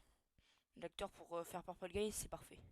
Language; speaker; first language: French; native; French